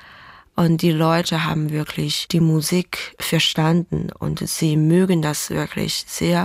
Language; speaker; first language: German; non-native, fluent; Chinese